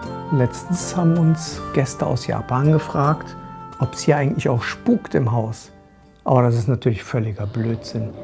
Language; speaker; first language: German; native; German